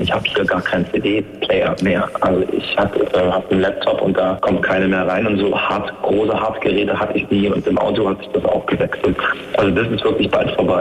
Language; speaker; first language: German; native; German